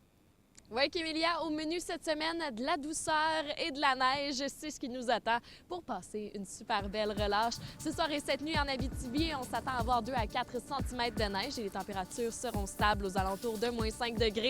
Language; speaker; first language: French; native; French